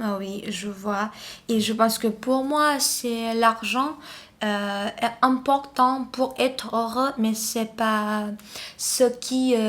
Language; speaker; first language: French; non-native, learner; Vietnamese